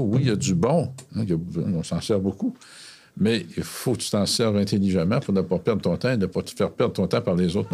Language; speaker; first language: French; native; French